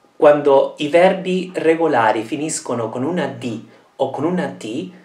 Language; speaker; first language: Italian; non-native, fluent; English